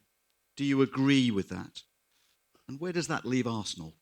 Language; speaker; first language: English; native; English